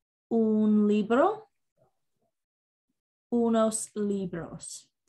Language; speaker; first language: Spanish; non-native, learner; English